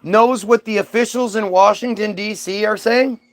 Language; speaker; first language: English; native; English